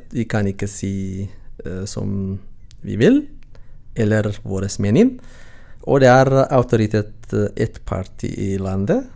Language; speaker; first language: Norwegian; non-native, learner; Tigrinya